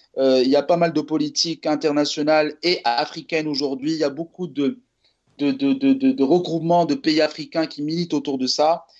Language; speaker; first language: French; non-native, local second language; Arabic